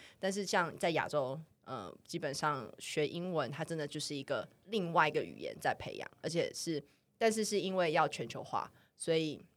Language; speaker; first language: Chinese; native; Chinese